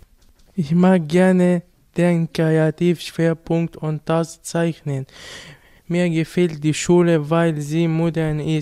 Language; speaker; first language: German; non-native, learner; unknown